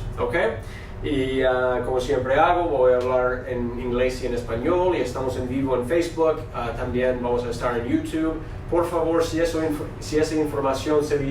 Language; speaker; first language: Spanish; non-native, fluent; English